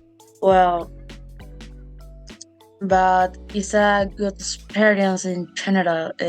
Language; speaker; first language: English; non-native, learner; Spanish